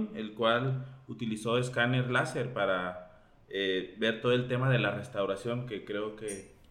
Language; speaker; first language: Spanish; native; Spanish